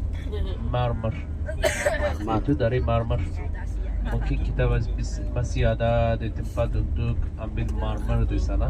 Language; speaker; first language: Indonesian; non-native, fluent; Turkish